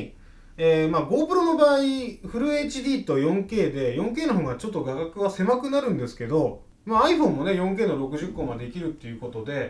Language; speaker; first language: Japanese; native; Japanese